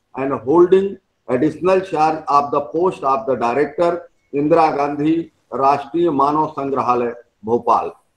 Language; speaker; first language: English; non-native, local second language; Hindi